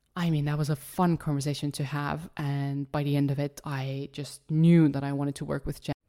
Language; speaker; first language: English; non-native, fluent; Estonian